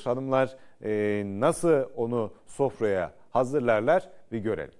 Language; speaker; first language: Turkish; native; Turkish